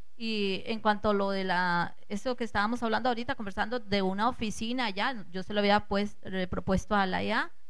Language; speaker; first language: Spanish; native; Spanish